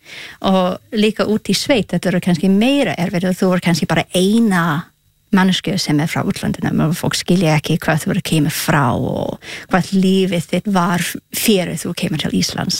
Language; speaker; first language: Icelandic; non-native, learner; Spanish